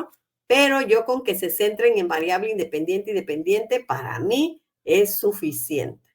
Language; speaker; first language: Spanish; native; Spanish